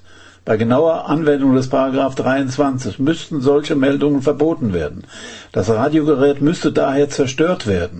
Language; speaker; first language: German; native; German